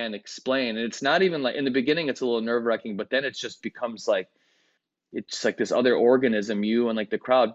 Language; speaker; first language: English; early bilingual, other home language; Greek